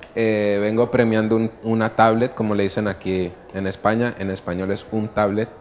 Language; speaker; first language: Spanish; early bilingual, other home language; Italian